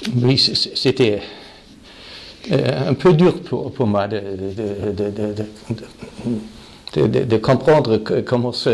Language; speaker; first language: French; non-native, fluent; German